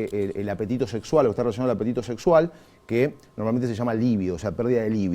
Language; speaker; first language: Spanish; native; Spanish